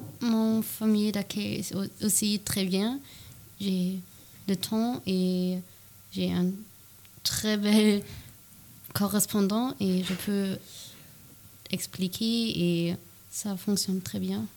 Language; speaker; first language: French; non-native, learner; German